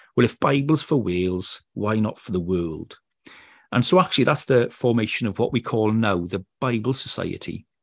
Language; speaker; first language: English; native; English